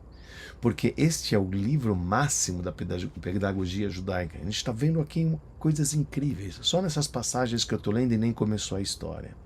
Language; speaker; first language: Portuguese; native; Portuguese